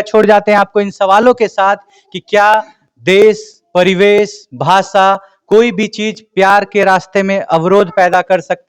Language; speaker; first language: Hindi; native; Hindi